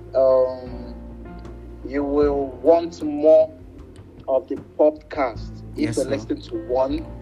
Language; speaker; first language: English; non-native, local second language; Igbo